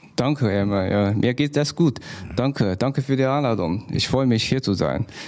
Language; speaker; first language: German; non-native, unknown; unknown